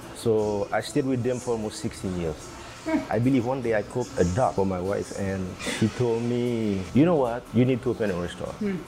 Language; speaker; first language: English; non-native, fluent; Haitian Creole